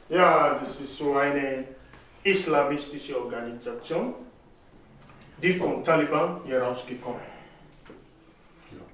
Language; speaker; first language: German; non-native, fluent; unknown